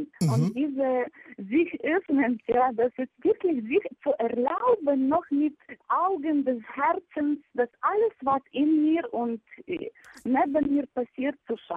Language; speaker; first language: German; non-native, fluent; Ukrainian